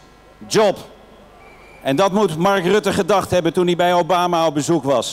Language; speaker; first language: Dutch; native; Dutch